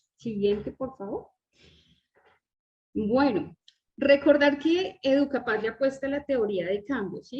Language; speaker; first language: Spanish; native; Spanish